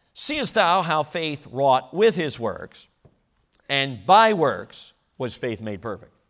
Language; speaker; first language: English; native; English